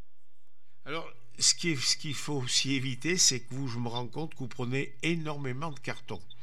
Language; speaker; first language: French; native; French